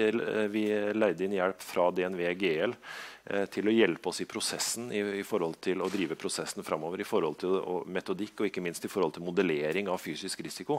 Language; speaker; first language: Norwegian; native; Norwegian